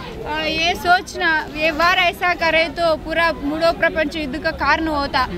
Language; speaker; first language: Hindi; non-native, local second language; Telugu